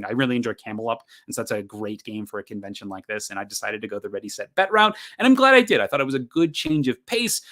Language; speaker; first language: English; native; English